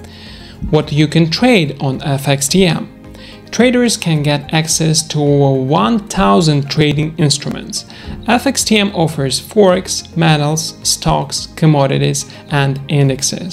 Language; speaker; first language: English; non-native, fluent; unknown